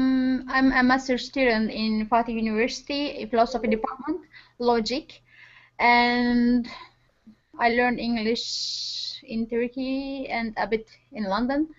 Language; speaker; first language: English; non-native, learner; Turkish